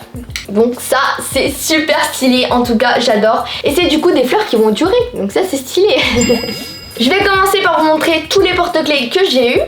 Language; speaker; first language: French; native; French